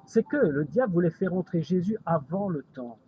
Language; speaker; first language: French; native; French